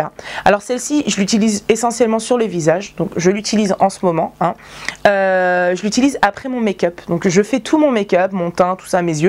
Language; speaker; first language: French; native; French